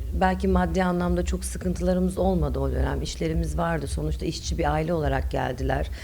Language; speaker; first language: Turkish; early bilingual, other home language; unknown